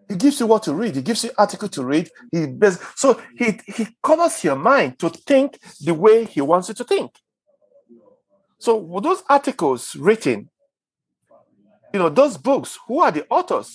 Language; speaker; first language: English; non-native, local second language; Igbo